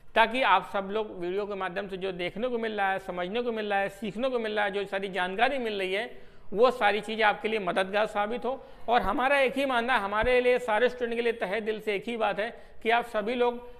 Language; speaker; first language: Hindi; native; Hindi